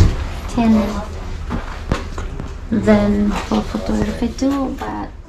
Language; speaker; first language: English; non-native, fluent; Spanish